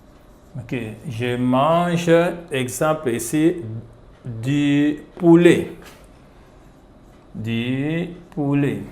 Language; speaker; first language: French; non-native, fluent; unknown